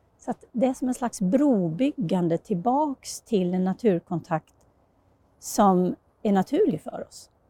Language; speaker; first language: Swedish; native; Swedish